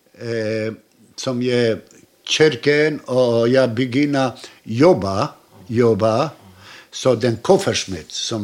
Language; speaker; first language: Swedish; non-native, learner; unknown